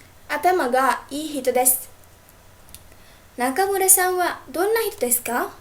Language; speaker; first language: Japanese; non-native, fluent; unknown